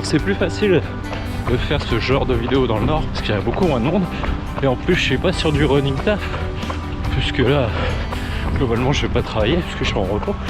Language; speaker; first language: French; native; French